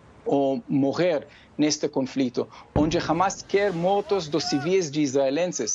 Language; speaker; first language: Portuguese; non-native, fluent; Hebrew